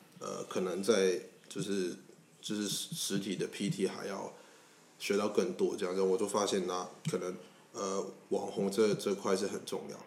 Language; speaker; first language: Chinese; non-native, local second language; Cantonese